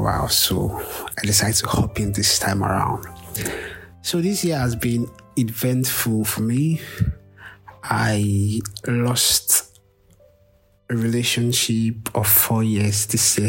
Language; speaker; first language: English; non-native, local second language; Yoruba